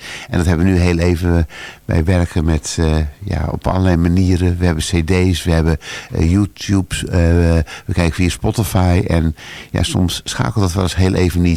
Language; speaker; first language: Dutch; native; Dutch